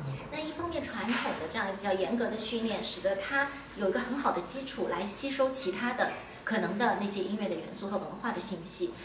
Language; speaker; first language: Chinese; native; Chinese